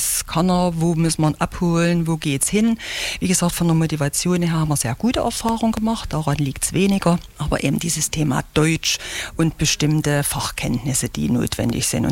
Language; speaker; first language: German; native; German